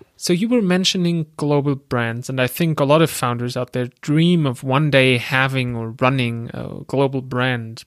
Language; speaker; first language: English; non-native, fluent; German